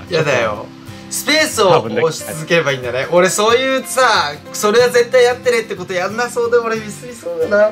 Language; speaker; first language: Japanese; native; Japanese